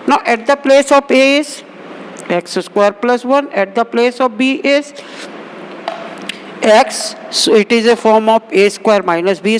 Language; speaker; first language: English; non-native, local second language; Hindi